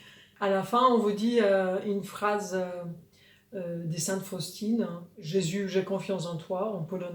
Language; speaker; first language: French; non-native, fluent; Polish